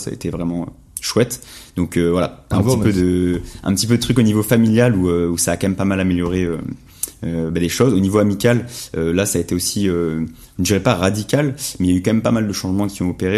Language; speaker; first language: French; native; French